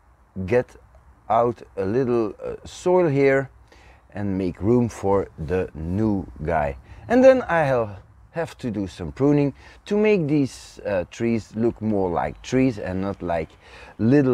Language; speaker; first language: English; non-native, fluent; Dutch